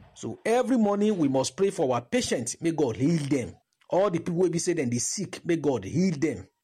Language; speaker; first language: Nigerian Pidgin; non-native, local second language; Yoruba